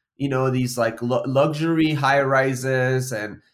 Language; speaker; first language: English; native; English